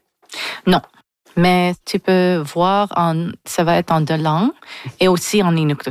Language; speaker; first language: French; non-native, learner; English